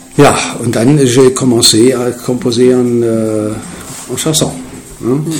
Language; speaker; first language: French; non-native, learner; German